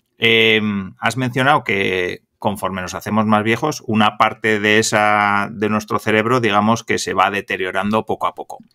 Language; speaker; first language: Spanish; native; Spanish